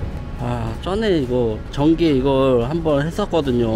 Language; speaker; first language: Korean; native; Korean